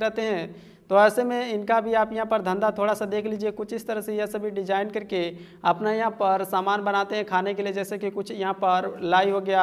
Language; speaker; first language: Hindi; native; Hindi